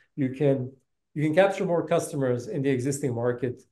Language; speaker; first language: English; non-native, fluent; Bosnian